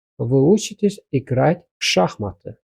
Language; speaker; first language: Russian; non-native, fluent; Azerbaijani